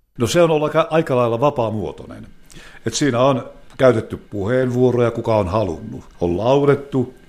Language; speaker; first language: Finnish; native; Finnish